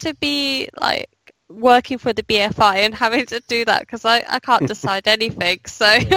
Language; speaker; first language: English; native; English